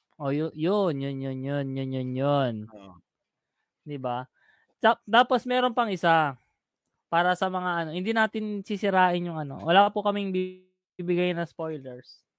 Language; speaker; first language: Filipino; native; Filipino